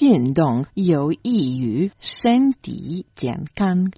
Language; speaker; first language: Chinese; non-native, learner; Croatian